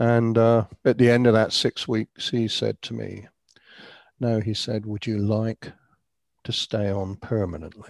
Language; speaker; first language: English; native; English